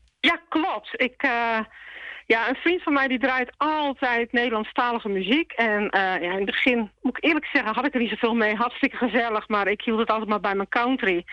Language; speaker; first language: Dutch; native; Dutch